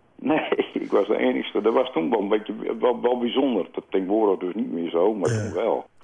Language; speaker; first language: Dutch; early bilingual, other home language; English